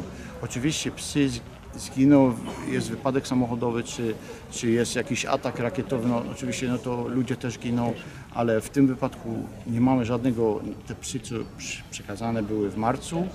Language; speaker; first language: Polish; early bilingual, heritage; Polish